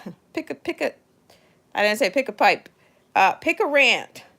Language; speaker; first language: English; native; English